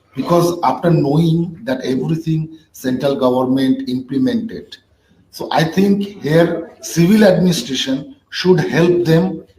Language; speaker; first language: English; non-native, local second language; Bangla